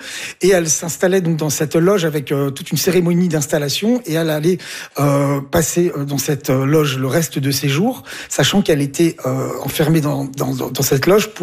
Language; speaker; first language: French; native; French